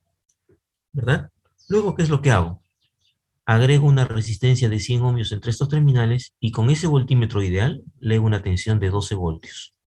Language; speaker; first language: Spanish; native; Spanish